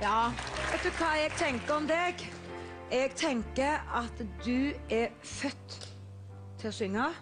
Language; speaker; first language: Norwegian; native; Norwegian